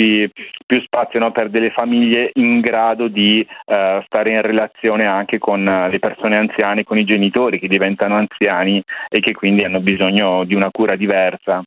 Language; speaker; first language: Italian; native; Italian